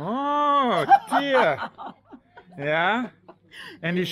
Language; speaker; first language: Afrikaans; non-native, learner; English